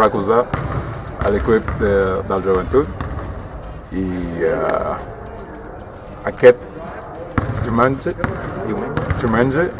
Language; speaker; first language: Catalan; non-native, learner; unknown